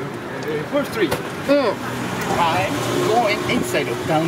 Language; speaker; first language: English; non-native, learner; Japanese